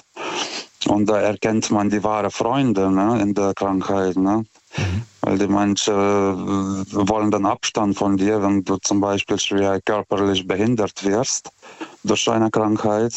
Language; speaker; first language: German; native; German